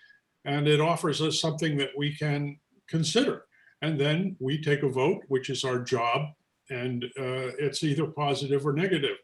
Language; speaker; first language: English; native; English